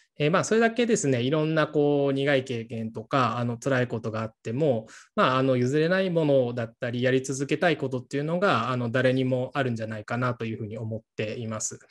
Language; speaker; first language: Japanese; native; Japanese